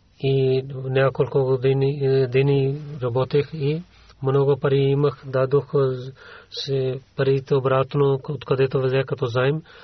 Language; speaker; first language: Bulgarian; non-native, learner; Urdu